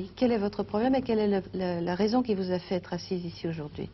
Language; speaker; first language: French; native; French